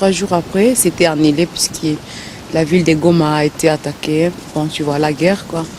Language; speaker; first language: French; non-native, local second language; Swahili